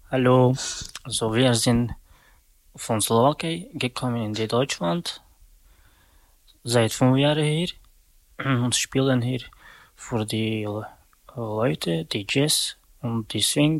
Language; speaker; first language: German; non-native, learner; Slovak